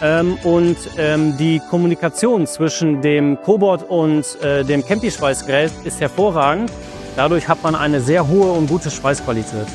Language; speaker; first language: German; native; German